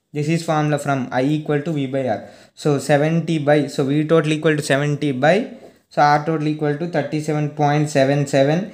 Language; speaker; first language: English; non-native, local second language; Telugu